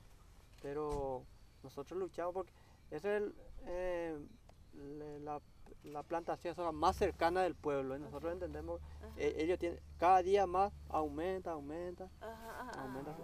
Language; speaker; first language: Spanish; non-native, local second language; Guarani